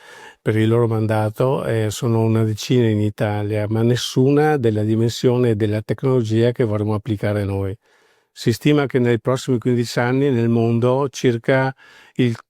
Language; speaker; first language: Italian; native; Italian